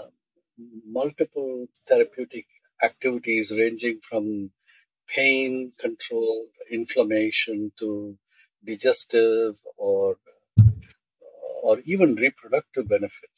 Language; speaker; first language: English; non-native, local second language; Tamil